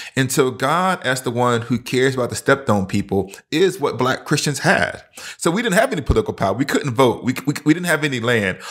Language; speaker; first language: English; native; English